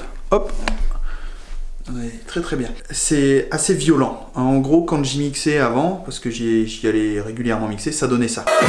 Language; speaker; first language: French; native; French